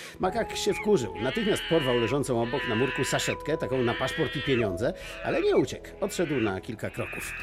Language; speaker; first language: Polish; native; Polish